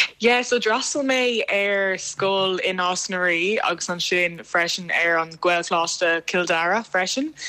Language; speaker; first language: Irish; non-native, local second language; English